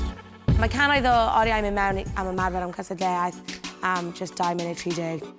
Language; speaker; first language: Welsh; non-native, local second language; English